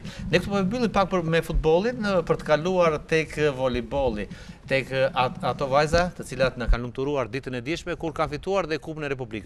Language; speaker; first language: Albanian; native; Albanian